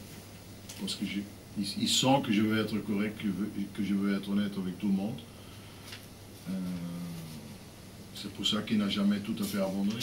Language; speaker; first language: French; non-native, fluent; Dutch